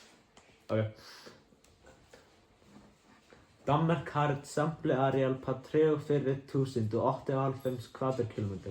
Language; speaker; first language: Swedish; non-native, learner; Icelandic